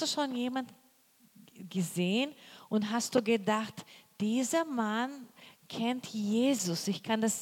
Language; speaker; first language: German; non-native, learner; Portuguese